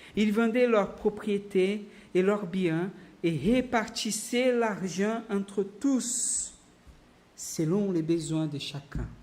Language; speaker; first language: French; non-native, fluent; Portuguese